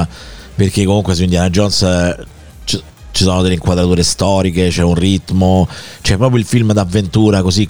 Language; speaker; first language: Italian; native; Italian